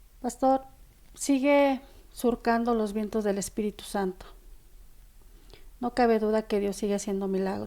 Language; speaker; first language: Spanish; native; Spanish